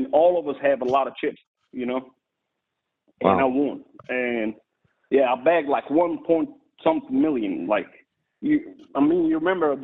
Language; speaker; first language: English; non-native, fluent; Arabic